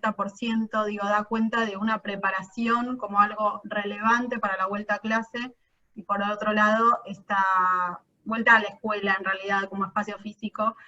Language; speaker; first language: Spanish; native; Spanish